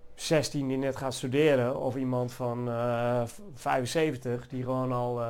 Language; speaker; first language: Dutch; native; Dutch